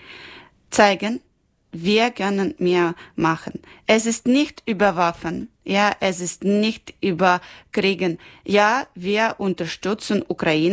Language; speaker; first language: German; non-native, learner; Ukrainian